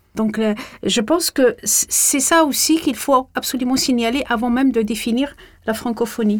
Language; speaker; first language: French; non-native, local second language; Arabic